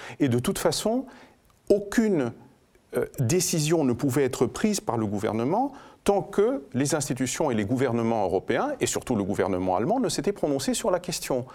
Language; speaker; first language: French; non-native, fluent; Greek